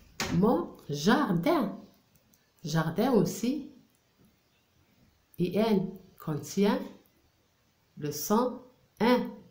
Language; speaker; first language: French; non-native, local second language; Arabic